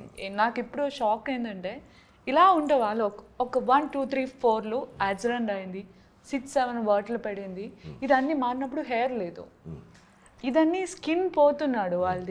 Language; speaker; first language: Telugu; non-native, learner; Malayalam